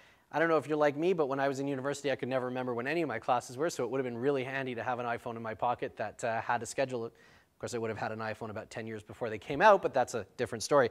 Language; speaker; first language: English; native; English